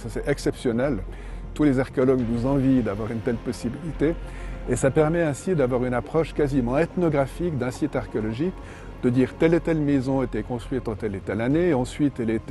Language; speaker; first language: French; native; French